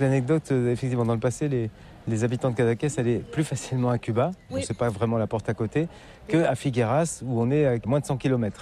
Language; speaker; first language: French; native; French